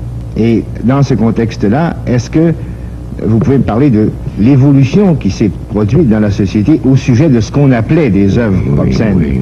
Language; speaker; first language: French; native; French